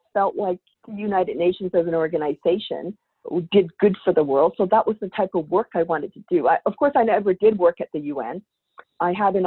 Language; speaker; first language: English; native; English